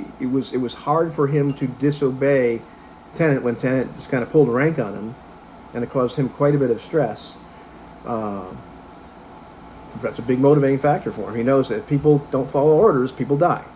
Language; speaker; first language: English; native; English